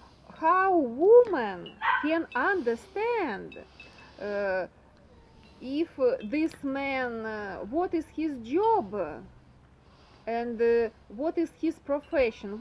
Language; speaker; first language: English; non-native, learner; Russian